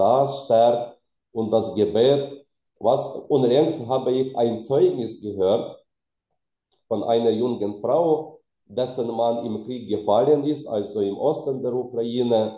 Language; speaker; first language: German; non-native, fluent; Ukrainian